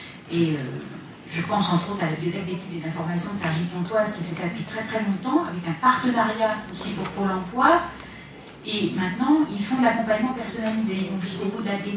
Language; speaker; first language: French; native; French